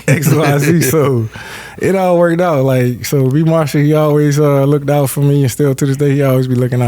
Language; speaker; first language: English; native; English